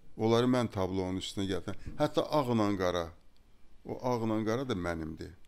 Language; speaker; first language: Azerbaijani; native; Azerbaijani